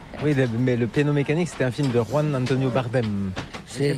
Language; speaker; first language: French; native; French